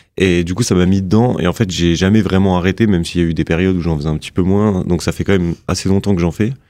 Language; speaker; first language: French; native; French